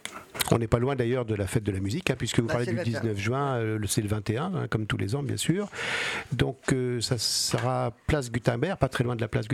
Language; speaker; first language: French; native; French